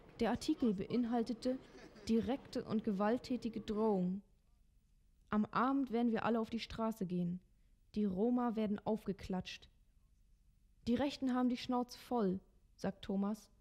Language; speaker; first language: German; native; German